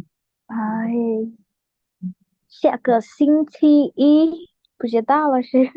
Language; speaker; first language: Chinese; non-native, learner; Khmer